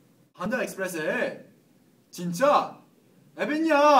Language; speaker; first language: Korean; non-native, learner; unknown